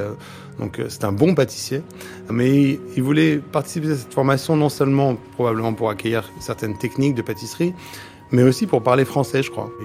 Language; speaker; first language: French; native; French